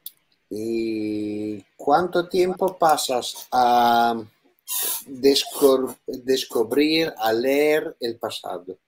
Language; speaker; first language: Spanish; non-native, learner; Italian